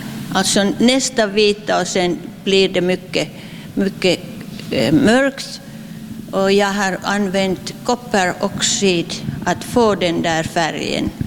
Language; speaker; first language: Swedish; non-native, local second language; Finnish